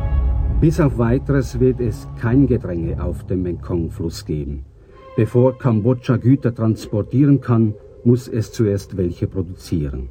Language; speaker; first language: German; native; German